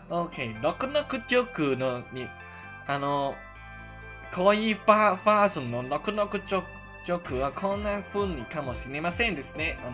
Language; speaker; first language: Japanese; non-native, learner; Cantonese